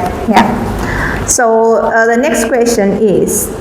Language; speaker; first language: English; non-native, fluent; Indonesian